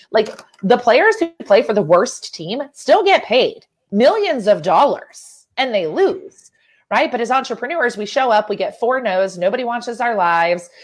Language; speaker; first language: English; native; English